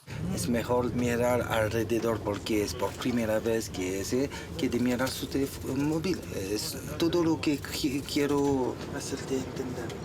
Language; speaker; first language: Spanish; non-native, learner; French